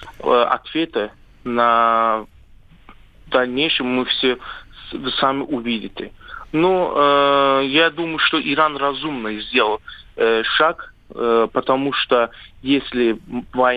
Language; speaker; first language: Russian; non-native, learner; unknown